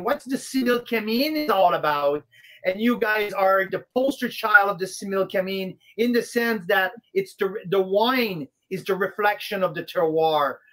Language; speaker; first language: English; non-native, fluent; French